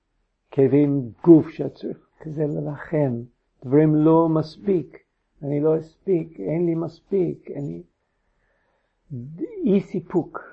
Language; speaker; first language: Hebrew; non-native, fluent; English